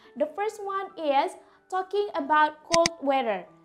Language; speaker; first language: English; non-native, fluent; Indonesian